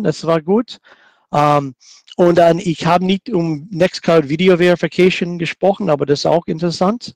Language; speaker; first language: German; non-native, fluent; English